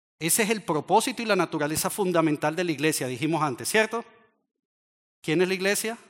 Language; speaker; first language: Spanish; native; Spanish